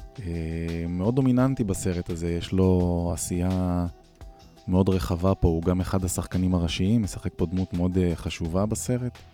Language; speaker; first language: Hebrew; native; Hebrew